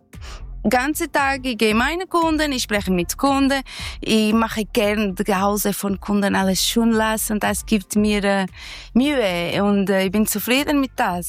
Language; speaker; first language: German; non-native, learner; Portuguese